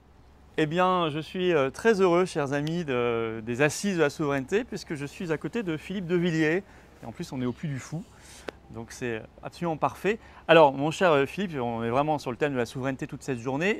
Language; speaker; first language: French; native; French